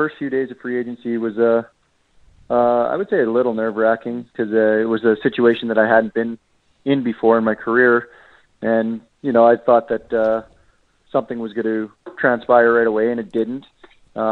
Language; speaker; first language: English; native; English